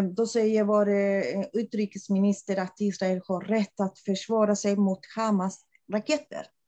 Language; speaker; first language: Swedish; non-native, fluent; Spanish